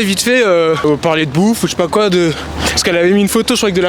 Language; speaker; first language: French; native; French